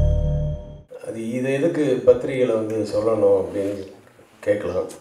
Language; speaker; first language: Tamil; native; Tamil